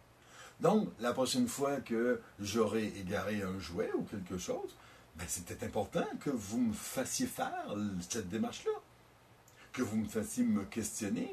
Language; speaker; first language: French; native; French